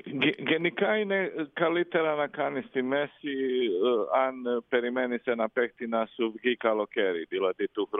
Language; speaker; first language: Greek; non-native, learner; Croatian